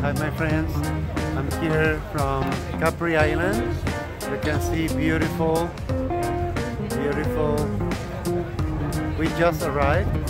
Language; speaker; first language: English; non-native, fluent; Spanish